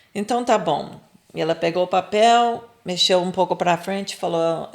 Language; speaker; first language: Portuguese; non-native, fluent; English